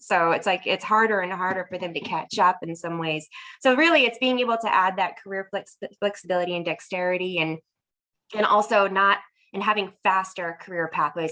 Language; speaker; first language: English; native; English